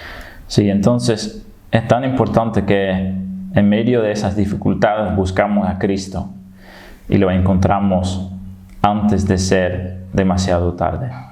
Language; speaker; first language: Spanish; non-native, fluent; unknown